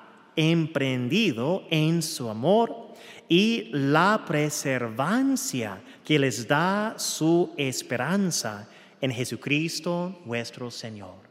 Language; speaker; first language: Spanish; non-native, fluent; English